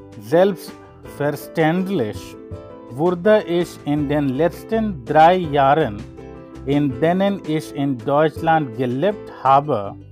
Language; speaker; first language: German; non-native, learner; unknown